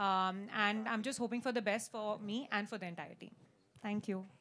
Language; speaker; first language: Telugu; non-native, learner; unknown